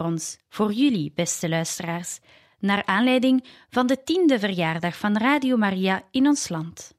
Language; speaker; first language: Dutch; native; Dutch